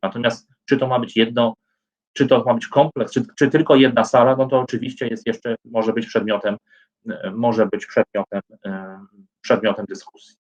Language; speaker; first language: Polish; native; Polish